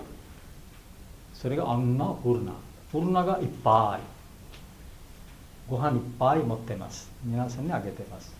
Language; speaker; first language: Japanese; non-native, fluent; Bangla